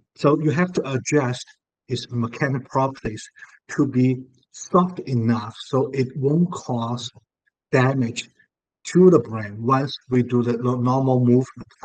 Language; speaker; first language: English; non-native, fluent; Chinese